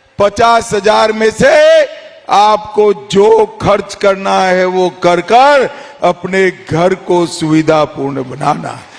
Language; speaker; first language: Hindi; non-native, local second language; Gujarati